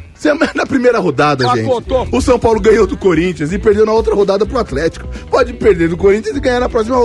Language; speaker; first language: Portuguese; native; Portuguese